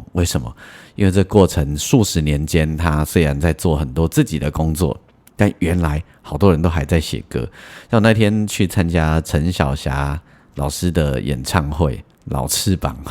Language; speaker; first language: Chinese; native; Chinese